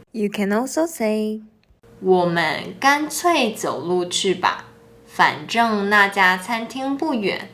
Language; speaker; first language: Chinese; non-native, local second language; English